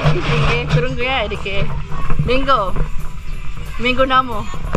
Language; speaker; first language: Korean; non-native, learner; Filipino